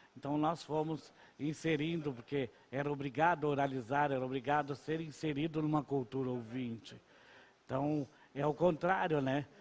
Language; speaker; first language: Portuguese; non-native, local second language; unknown